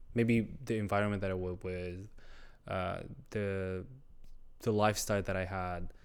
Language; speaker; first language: English; non-native, learner; Arabic